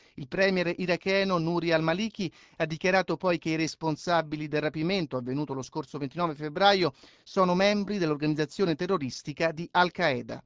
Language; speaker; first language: Italian; native; Italian